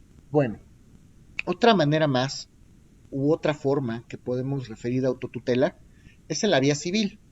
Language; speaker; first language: Spanish; native; Spanish